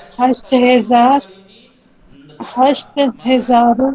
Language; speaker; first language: Persian; non-native, learner; Urdu